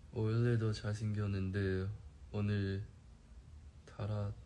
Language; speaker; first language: Korean; non-native, fluent; Chinese